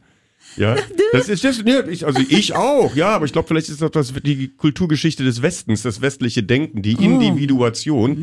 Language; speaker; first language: German; native; German